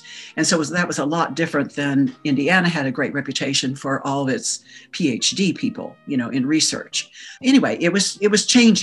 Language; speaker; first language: English; native; English